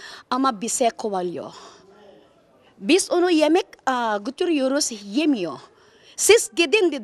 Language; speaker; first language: Turkish; non-native, learner; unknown